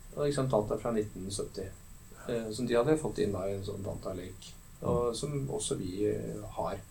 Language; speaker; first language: Norwegian; native; Norwegian